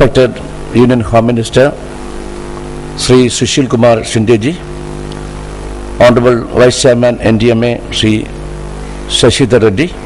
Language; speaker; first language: English; non-native, local second language; Malayalam